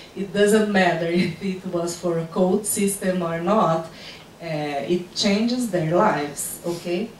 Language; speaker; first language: English; non-native, fluent; Portuguese